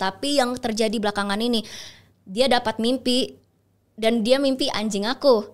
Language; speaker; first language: Indonesian; early bilingual, heritage; Indonesian